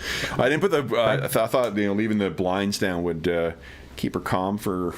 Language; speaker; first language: English; native; English